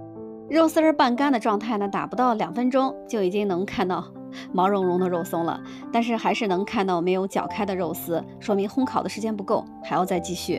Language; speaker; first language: Chinese; native; Chinese